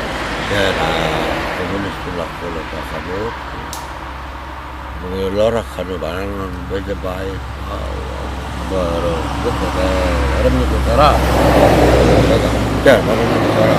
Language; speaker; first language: Hebrew; non-native, fluent; Romanian